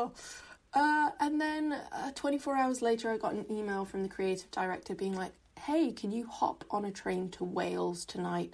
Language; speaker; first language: English; non-native, local second language; Cantonese